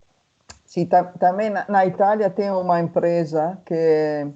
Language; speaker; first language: Portuguese; non-native, fluent; Italian